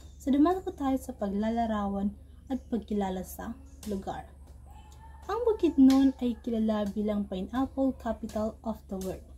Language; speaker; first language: Filipino; non-native, local second language; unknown